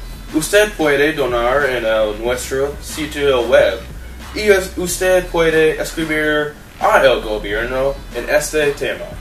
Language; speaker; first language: Spanish; non-native, learner; English